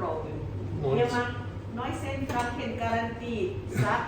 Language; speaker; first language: German; non-native, learner; Thai